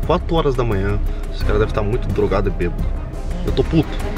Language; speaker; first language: Portuguese; native; Portuguese